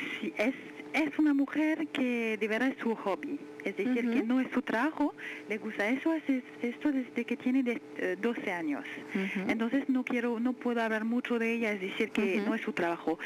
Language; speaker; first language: Spanish; non-native, fluent; French